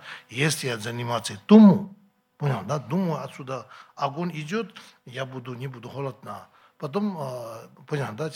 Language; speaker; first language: Russian; non-native, learner; Tibetan